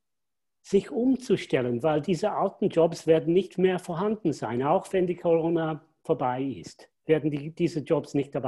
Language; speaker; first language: German; non-native, fluent; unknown